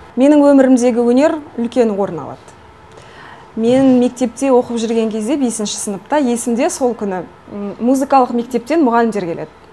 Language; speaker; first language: Kazakh; non-native, local second language; Russian